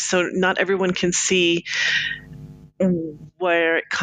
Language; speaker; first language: English; native; English